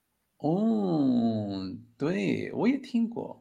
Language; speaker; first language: Chinese; non-native, learner; Spanish